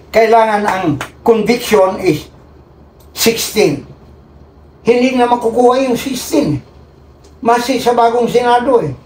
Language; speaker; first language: Filipino; non-native, local second language; Cebuano